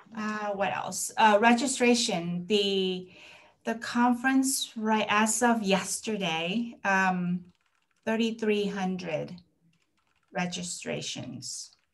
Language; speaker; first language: English; native; English